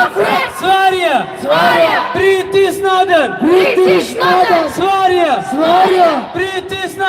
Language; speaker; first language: Swedish; early bilingual, other home language; Tigrinya